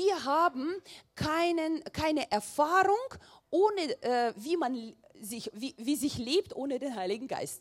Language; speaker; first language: German; non-native, learner; Russian